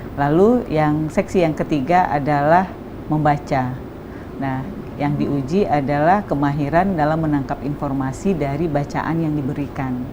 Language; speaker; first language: Indonesian; native; Indonesian